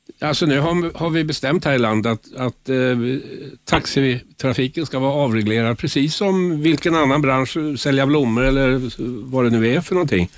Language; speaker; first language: Swedish; native; Swedish